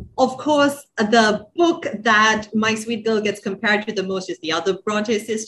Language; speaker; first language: English; non-native, local second language; Sinhala